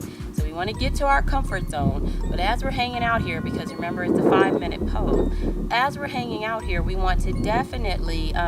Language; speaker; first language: English; native; English